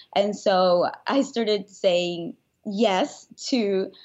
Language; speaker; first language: English; non-native, fluent; Spanish